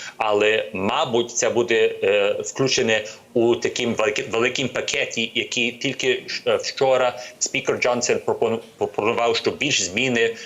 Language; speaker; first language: Ukrainian; early bilingual, heritage; Ukrainian